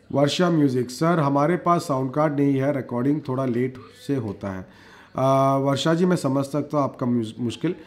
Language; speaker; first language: Hindi; native; Hindi